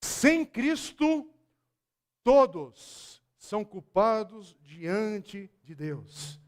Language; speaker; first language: Portuguese; native; Portuguese